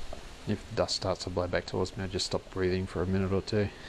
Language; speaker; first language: English; native; English